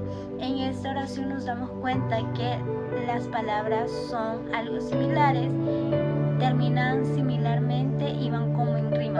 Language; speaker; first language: Spanish; native; Spanish